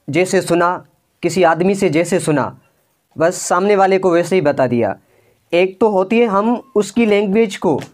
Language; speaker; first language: Urdu; non-native, local second language; Sindhi